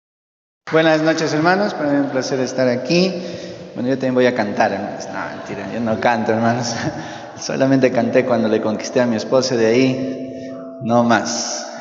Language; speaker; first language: Spanish; native; Spanish